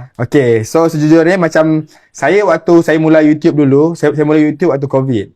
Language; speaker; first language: Malay; native; Malay